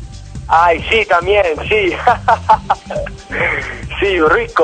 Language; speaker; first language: Spanish; non-native, learner; English